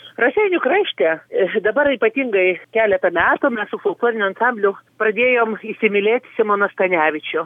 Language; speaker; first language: Lithuanian; native; Lithuanian